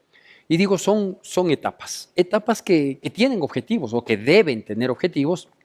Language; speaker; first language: Spanish; native; Spanish